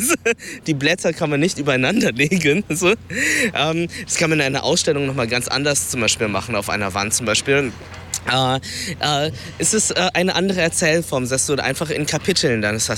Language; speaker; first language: German; early bilingual, other home language; Vietnamese